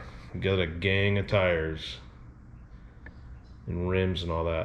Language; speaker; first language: English; native; English